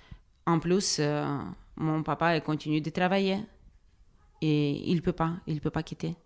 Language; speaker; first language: French; non-native, fluent; Russian